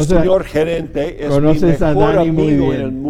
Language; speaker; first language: Spanish; non-native, fluent; English